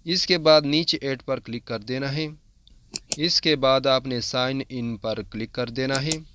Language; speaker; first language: Urdu; non-native, local second language; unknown